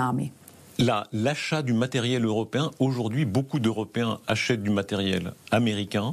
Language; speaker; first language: French; native; French